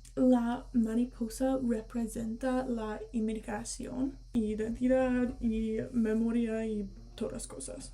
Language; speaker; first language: Spanish; early bilingual, heritage; Spanish